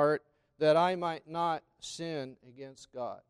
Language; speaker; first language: English; native; English